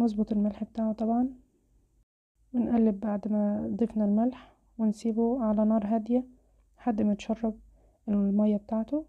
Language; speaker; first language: Arabic; native; Arabic